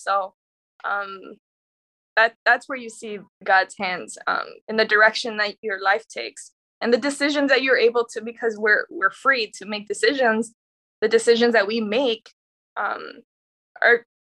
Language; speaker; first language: English; early bilingual, other home language; Spanish